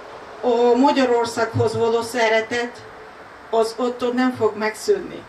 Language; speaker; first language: Hungarian; non-native, fluent; Ukrainian